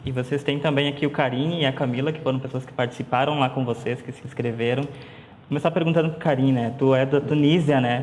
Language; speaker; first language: Portuguese; native; Portuguese